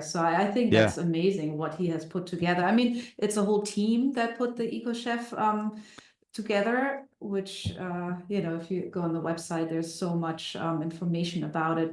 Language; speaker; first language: English; non-native, fluent; German